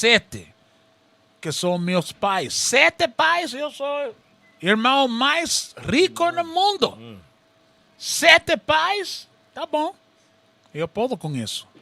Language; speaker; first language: Portuguese; non-native, learner; Spanish